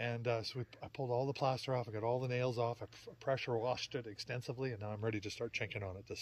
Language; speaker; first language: English; native; English